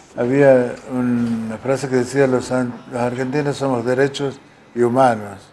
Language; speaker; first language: Spanish; native; Spanish